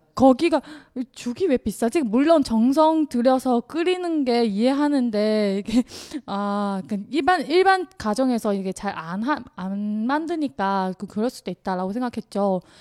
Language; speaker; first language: Korean; non-native, fluent; Chinese